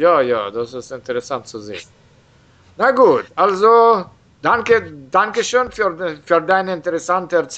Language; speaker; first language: German; non-native, learner; Russian